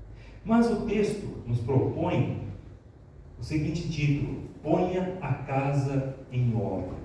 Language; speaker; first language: Portuguese; native; Portuguese